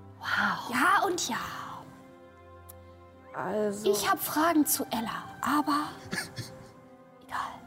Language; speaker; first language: German; non-native, learner; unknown